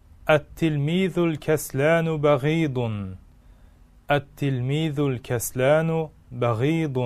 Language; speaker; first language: Arabic; non-native, fluent; Uzbek